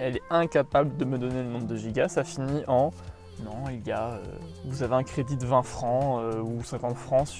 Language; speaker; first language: French; native; French